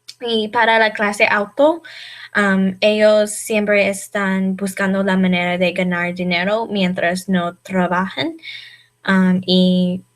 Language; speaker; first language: Spanish; non-native, learner; English